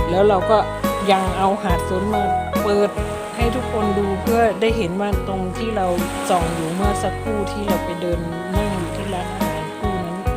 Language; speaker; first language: Thai; non-native, local second language; Northeastern Thai